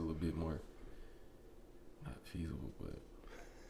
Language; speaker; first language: English; native; English